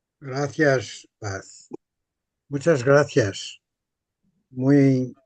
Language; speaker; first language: Spanish; non-native, fluent; Portuguese